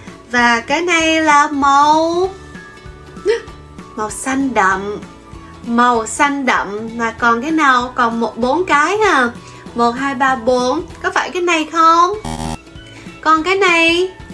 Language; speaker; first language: Vietnamese; native; Vietnamese